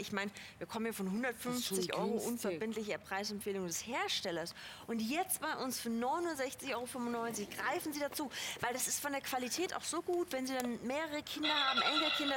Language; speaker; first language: German; native; German